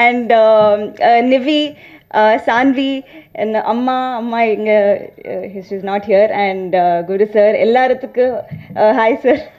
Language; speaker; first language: Tamil; non-native, learner; Telugu